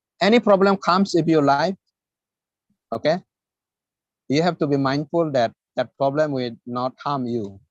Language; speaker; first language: English; non-native, fluent; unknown